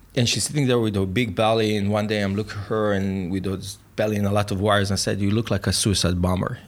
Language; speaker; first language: English; non-native, fluent; Hebrew